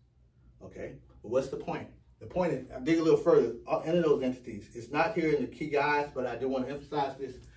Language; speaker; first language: English; native; English